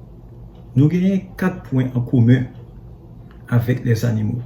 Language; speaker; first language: French; non-native, learner; Haitian Creole